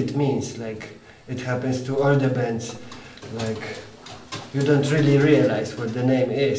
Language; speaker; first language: English; non-native, fluent; Polish